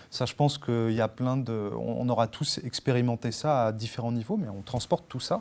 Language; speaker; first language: French; native; French